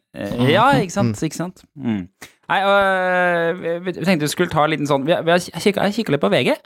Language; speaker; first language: Norwegian; native; Norwegian